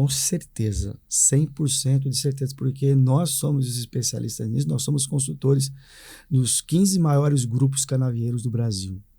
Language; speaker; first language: Portuguese; native; Portuguese